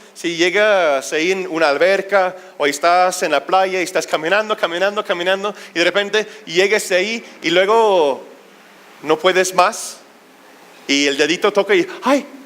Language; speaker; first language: Spanish; non-native, fluent; English